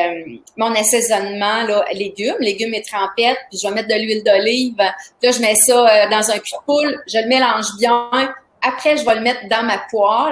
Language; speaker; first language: French; native; French